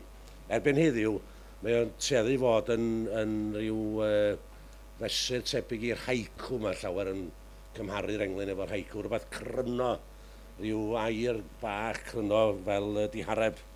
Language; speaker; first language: Welsh; native; Welsh